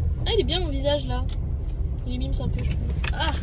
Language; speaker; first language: French; native; French